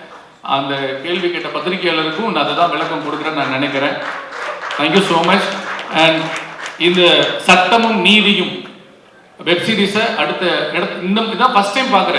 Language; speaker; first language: Tamil; native; Tamil